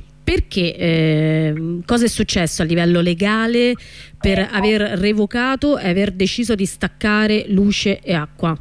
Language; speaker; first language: Italian; native; Italian